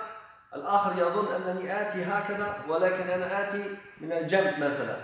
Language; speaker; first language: Arabic; non-native, learner; Polish